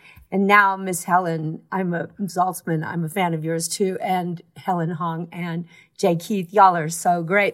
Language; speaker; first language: English; native; English